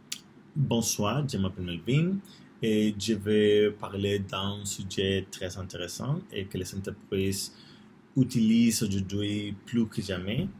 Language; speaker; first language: French; non-native, learner; Spanish